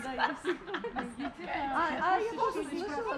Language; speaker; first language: Russian; non-native, learner; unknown